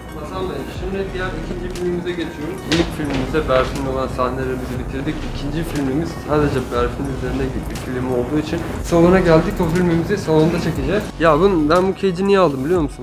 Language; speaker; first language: Turkish; native; Turkish